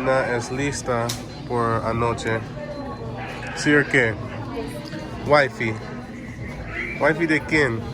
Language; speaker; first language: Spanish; non-native, learner; English